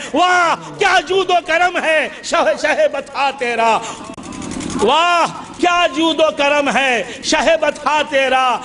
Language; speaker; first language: Urdu; native; Urdu